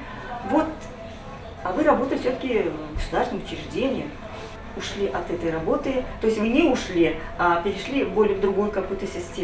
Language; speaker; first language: Russian; native; Russian